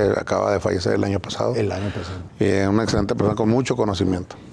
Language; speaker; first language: Spanish; native; Spanish